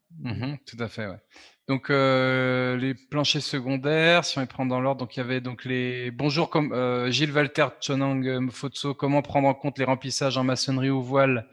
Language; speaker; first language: French; native; French